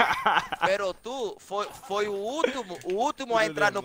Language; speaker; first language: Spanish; non-native, learner; Portuguese